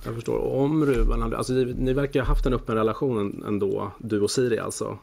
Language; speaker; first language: Swedish; native; Swedish